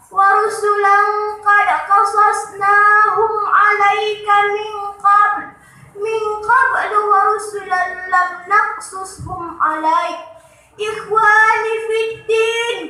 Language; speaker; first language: Arabic; non-native, learner; Achinese